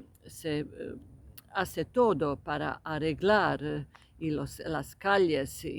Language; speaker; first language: Spanish; non-native, fluent; Croatian